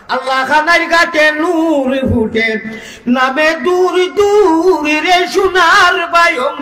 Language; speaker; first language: Bangla; native; Bangla